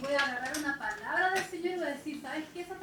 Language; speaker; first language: Spanish; native; Spanish